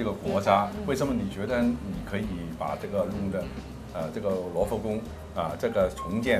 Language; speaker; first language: Chinese; non-native, local second language; Cantonese